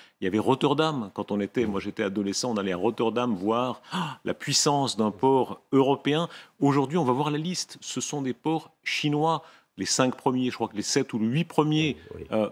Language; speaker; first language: French; native; French